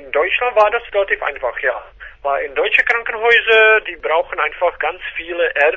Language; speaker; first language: German; non-native, fluent; Czech